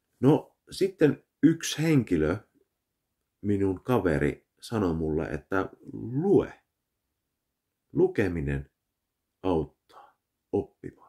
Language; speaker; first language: Finnish; early bilingual, heritage; Finnish